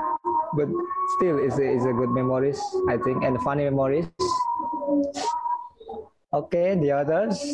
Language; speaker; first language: English; non-native, learner; Indonesian